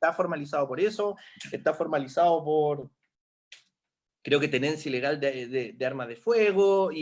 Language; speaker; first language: Spanish; native; Spanish